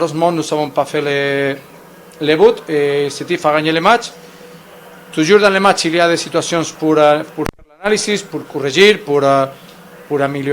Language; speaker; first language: French; non-native, fluent; Spanish